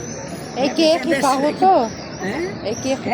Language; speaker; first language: Greek; non-native, learner; Armenian